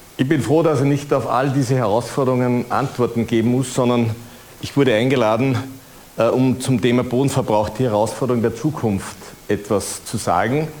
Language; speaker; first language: German; native; German